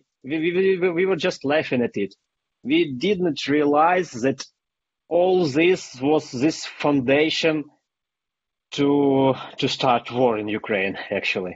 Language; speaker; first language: English; non-native, fluent; Ukrainian